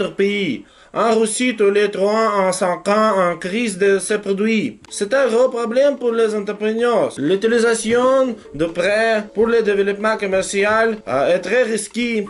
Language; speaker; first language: French; non-native, learner; Russian